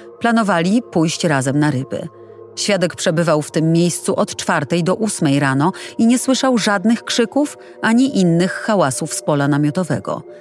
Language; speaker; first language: Polish; native; Polish